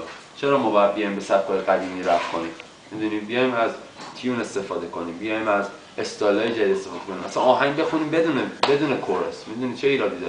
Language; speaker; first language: Persian; native; Persian